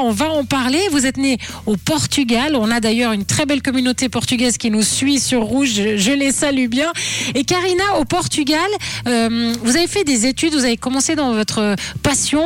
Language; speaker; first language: French; early bilingual, other home language; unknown